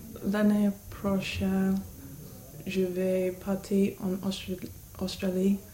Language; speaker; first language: French; non-native, learner; English